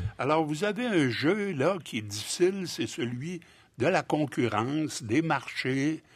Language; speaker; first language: French; native; French